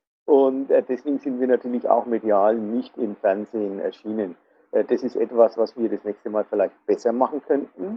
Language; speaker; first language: German; native; German